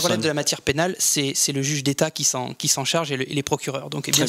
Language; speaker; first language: French; native; French